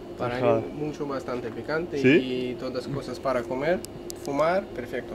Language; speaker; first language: Spanish; non-native, learner; Russian